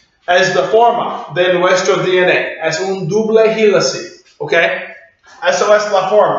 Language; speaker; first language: Spanish; non-native, learner; English